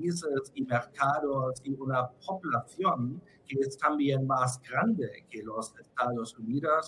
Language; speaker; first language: Spanish; non-native, fluent; German